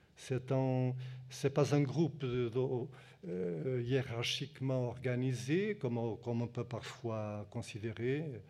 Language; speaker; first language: French; non-native, fluent; Portuguese